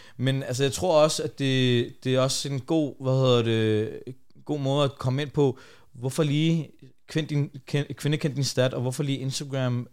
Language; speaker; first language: Danish; native; Danish